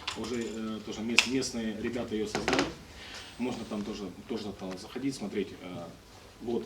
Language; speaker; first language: Russian; native; Russian